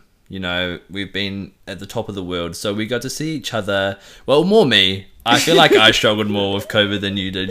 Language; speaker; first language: English; native; English